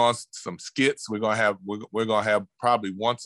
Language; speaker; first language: English; native; English